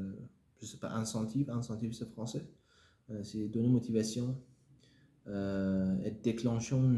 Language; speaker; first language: French; non-native, fluent; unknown